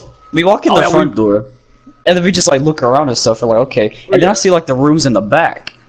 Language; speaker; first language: English; native; English